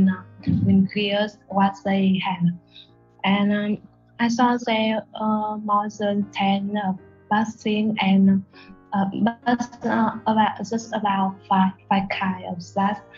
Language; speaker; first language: English; non-native, learner; Vietnamese